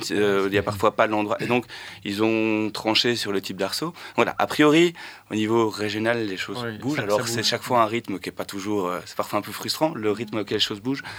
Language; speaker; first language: French; native; French